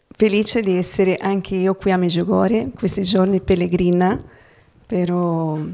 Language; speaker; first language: Italian; non-native, fluent; Portuguese